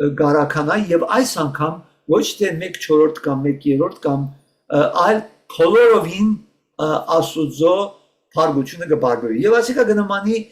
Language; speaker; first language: Armenian; early bilingual, heritage; Armenian